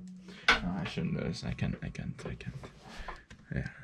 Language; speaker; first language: English; non-native, fluent; Japanese